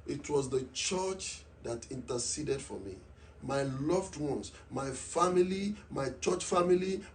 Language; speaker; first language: English; non-native, local second language; Yoruba